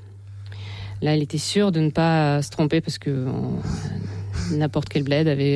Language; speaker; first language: French; non-native, fluent; Russian